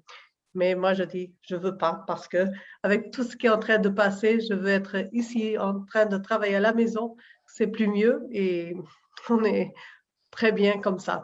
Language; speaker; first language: French; non-native, learner; Portuguese